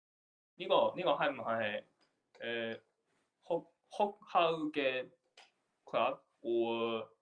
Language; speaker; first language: Chinese; non-native, learner; Japanese